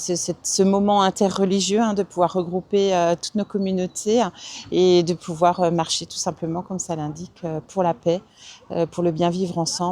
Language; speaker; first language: French; native; French